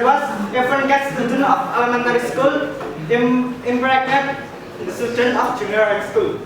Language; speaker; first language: English; non-native, learner; Indonesian